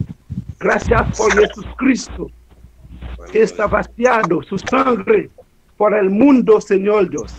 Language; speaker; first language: Spanish; non-native, learner; Haitian Creole